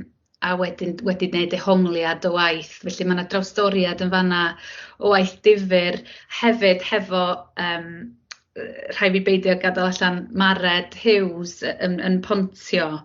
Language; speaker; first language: Welsh; native; Welsh